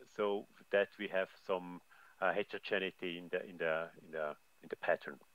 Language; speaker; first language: English; non-native, fluent; German